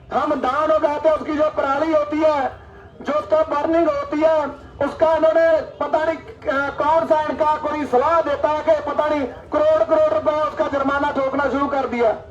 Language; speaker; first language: Hindi; native; Hindi